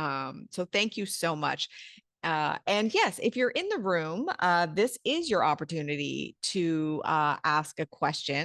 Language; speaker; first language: English; native; English